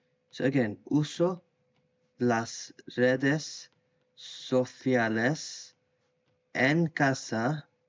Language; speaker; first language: Spanish; non-native, learner; English